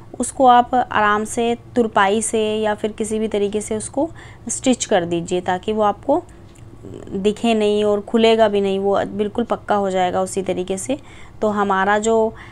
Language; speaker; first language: Hindi; native; Hindi